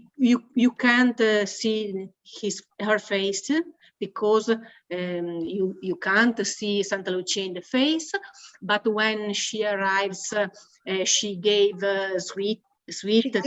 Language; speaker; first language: English; non-native, learner; Italian